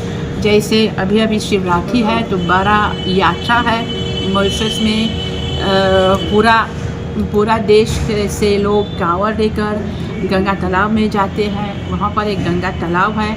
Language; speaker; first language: Hindi; non-native, fluent; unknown